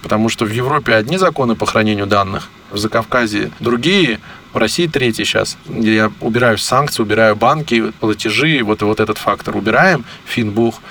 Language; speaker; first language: Russian; native; Russian